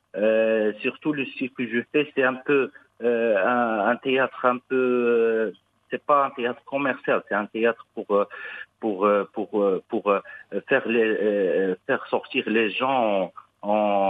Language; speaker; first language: French; non-native, local second language; Arabic